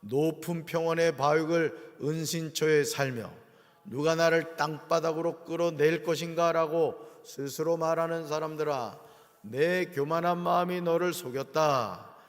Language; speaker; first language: Korean; native; Korean